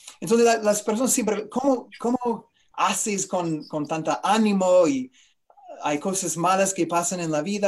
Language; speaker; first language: Spanish; non-native, learner; English